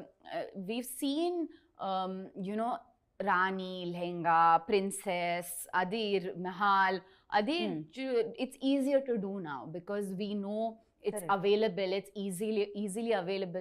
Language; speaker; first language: Telugu; non-native, learner; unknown